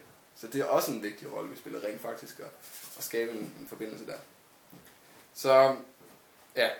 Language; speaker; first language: Danish; native; Danish